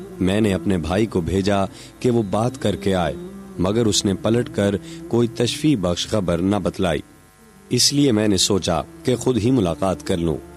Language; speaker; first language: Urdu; non-native, local second language; Punjabi